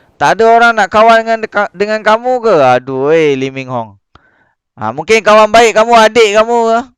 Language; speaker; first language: Malay; native; Malay